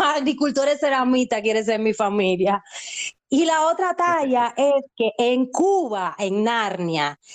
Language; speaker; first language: Spanish; native; Spanish